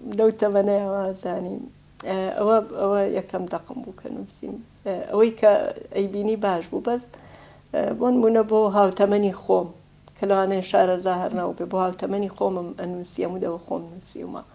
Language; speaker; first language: Central Kurdish; non-native, local second language; Gurani